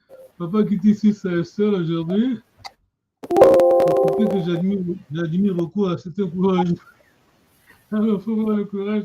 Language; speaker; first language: French; non-native, local second language; Kongo